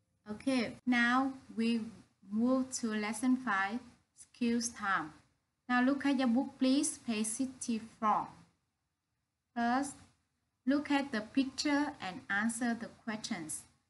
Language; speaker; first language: English; non-native, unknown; Vietnamese